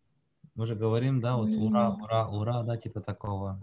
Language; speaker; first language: Russian; non-native, fluent; Korean